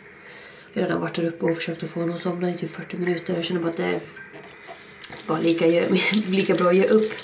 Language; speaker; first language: Swedish; native; Swedish